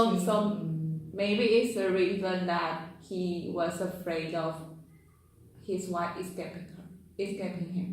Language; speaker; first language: English; non-native, learner; Chinese